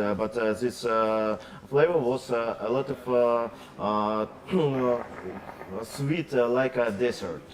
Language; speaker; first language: English; non-native, learner; Russian